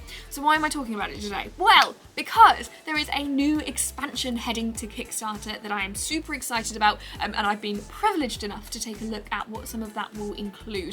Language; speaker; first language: English; native; English